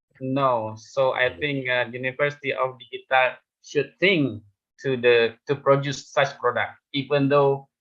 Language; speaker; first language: English; non-native, fluent; Indonesian